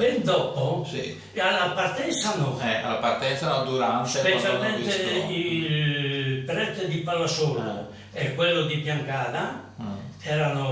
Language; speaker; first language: Italian; non-native, local second language; Friulian